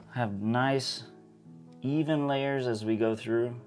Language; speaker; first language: English; native; English